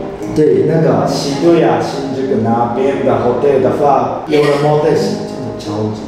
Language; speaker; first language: Chinese; non-native, fluent; Japanese